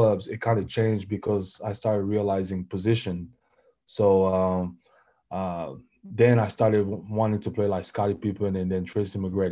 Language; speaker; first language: English; non-native, local second language; French